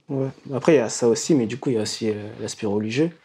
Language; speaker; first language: French; non-native, learner; Chinese